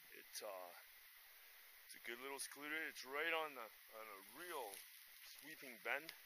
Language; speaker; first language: English; native; English